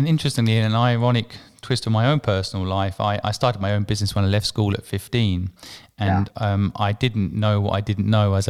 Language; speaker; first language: English; native; English